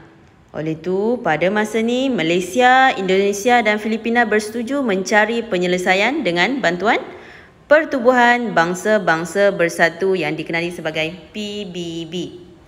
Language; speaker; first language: Malay; native; Malay